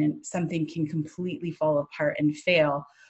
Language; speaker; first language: English; native; English